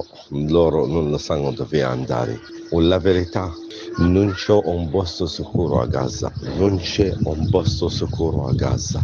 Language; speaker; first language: Italian; non-native, learner; Arabic